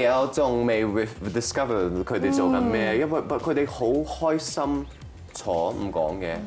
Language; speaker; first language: Cantonese; non-native, local second language; French